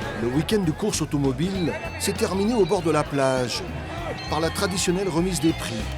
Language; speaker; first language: French; native; French